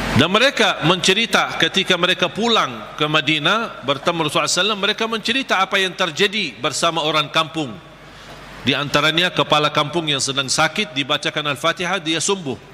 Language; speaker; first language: Malay; non-native, fluent; Arabic